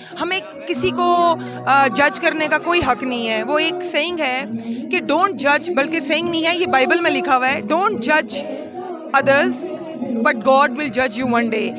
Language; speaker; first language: Urdu; early bilingual, heritage; Urdu